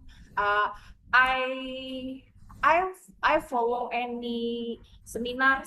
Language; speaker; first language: English; non-native, fluent; Indonesian